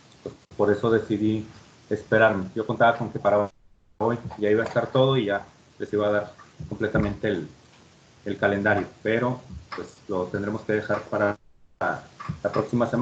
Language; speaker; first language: Spanish; native; Spanish